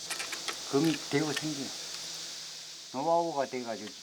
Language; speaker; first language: Korean; native; Korean